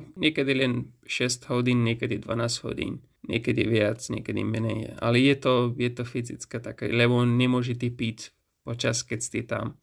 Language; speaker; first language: Slovak; non-native, fluent; Pashto